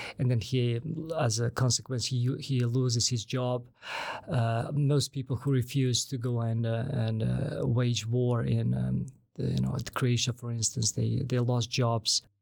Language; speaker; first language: English; non-native, fluent; Bosnian